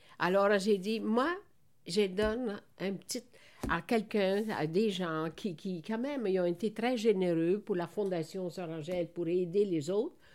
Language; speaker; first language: French; non-native, fluent; Italian